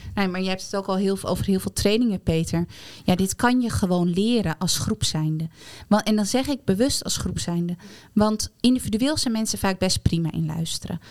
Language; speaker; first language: Dutch; native; Dutch